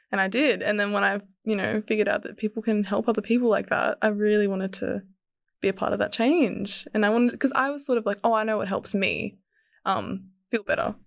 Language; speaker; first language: English; early bilingual, other home language; Serbian